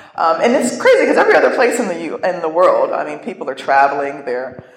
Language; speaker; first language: English; native; English